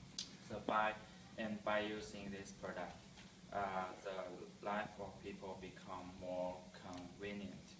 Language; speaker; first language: English; non-native, learner; Chinese